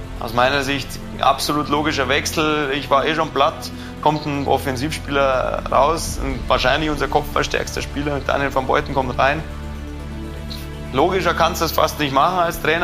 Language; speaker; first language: German; native; German